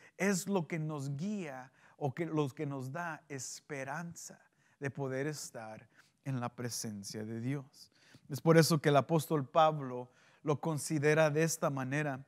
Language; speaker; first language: Spanish; early bilingual, heritage; Spanish